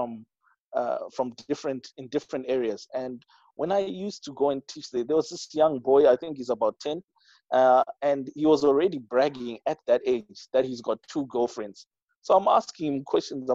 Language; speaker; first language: English; non-native, local second language; Shona